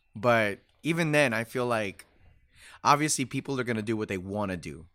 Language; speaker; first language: English; early bilingual, other home language; Spanish